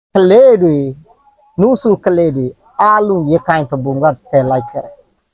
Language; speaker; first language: Burmese; non-native, local second language; Rohingya